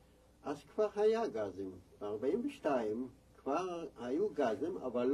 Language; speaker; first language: Hebrew; non-native, fluent; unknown